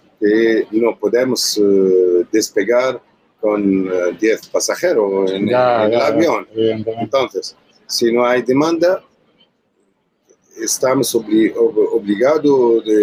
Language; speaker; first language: Spanish; non-native, learner; Arabic